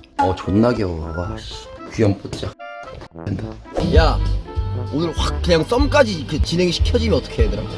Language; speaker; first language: Korean; native; Korean